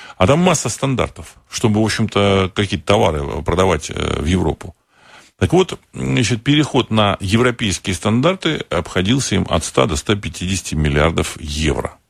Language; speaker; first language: Russian; native; Russian